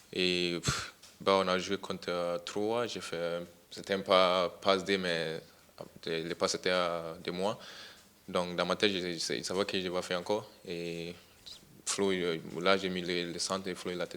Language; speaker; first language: French; non-native, fluent; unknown